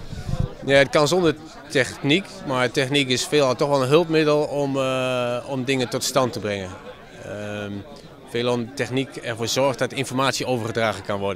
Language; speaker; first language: Dutch; native; Dutch